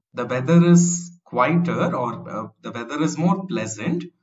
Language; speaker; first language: English; non-native, local second language; Tamil